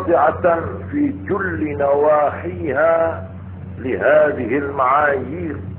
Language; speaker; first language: Arabic; non-native, fluent; Madurese